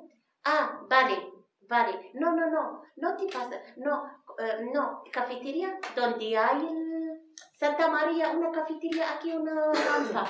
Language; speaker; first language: Spanish; non-native, learner; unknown